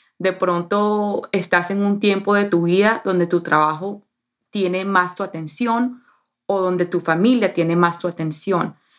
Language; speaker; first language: Spanish; early bilingual, heritage; Spanish